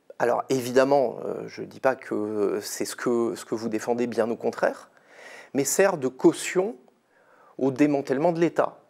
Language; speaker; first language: French; native; French